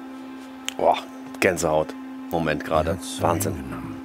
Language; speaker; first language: German; native; German